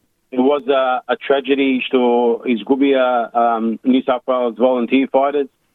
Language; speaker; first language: English; early bilingual, other home language; Macedonian